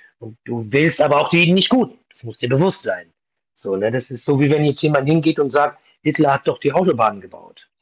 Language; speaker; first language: German; early bilingual, other home language; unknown